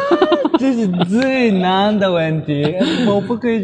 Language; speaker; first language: Chinese; non-native, learner; Japanese